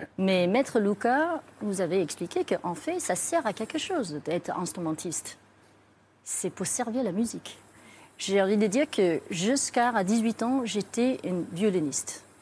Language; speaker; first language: French; non-native, fluent; Chinese